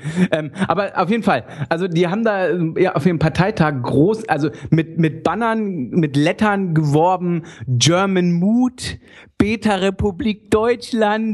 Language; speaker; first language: German; native; German